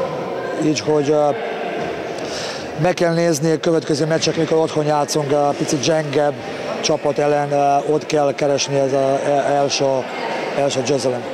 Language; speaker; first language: Hungarian; non-native, learner; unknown